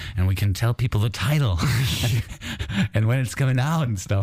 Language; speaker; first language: English; non-native, fluent; German